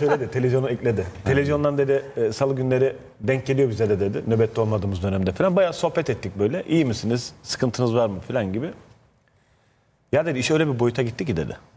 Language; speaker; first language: Turkish; native; Turkish